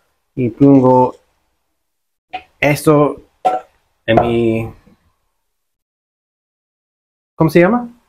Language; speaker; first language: Spanish; non-native, learner; English